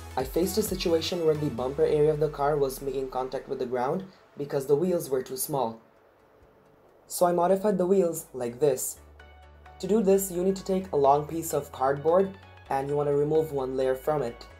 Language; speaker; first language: English; non-native, fluent; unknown